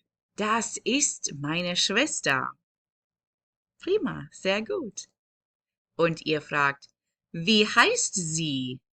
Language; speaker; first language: German; non-native, fluent; English